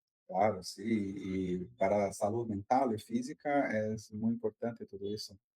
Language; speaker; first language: Spanish; non-native, fluent; Portuguese